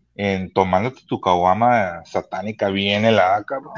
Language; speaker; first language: Spanish; early bilingual, heritage; Spanish